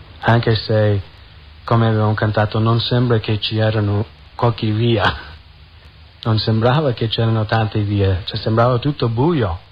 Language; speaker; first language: Italian; non-native, fluent; English